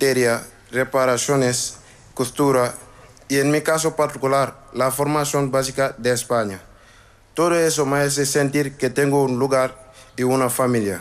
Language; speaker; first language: Spanish; non-native, learner; Wolof